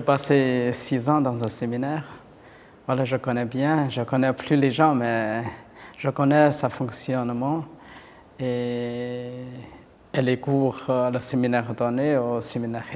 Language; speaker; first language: French; non-native, fluent; Chinese